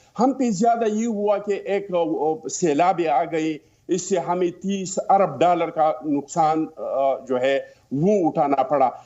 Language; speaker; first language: Urdu; non-native, local second language; Pashto